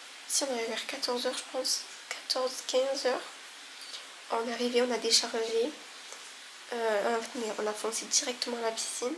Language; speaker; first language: French; native; French